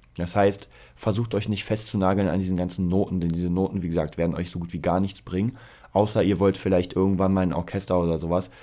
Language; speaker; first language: German; early bilingual, other home language; Polish